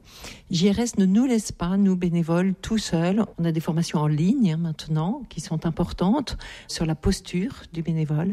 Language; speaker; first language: French; native; French